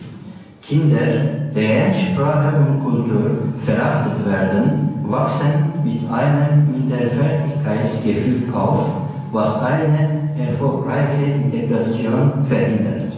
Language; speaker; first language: German; non-native, learner; Turkish